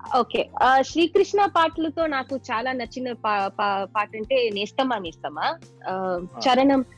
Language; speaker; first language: Telugu; non-native, local second language; Tamil